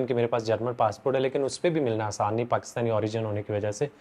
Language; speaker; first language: Urdu; native; Urdu